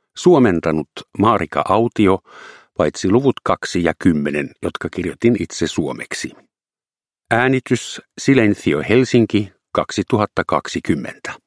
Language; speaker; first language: Finnish; non-native, fluent; German